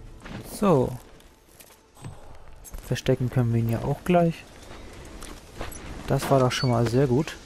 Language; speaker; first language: German; native; German